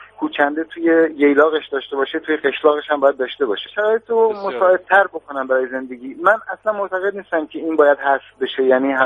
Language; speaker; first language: Persian; native; Persian